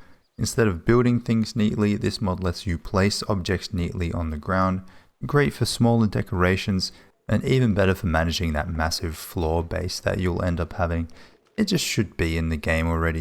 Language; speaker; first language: English; native; English